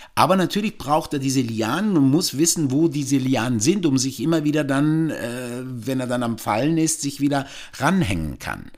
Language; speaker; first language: German; non-native, fluent; Italian